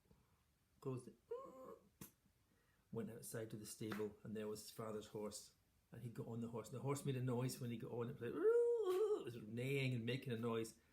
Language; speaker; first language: English; native; English